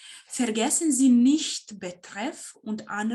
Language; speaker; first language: German; non-native, fluent; Serbian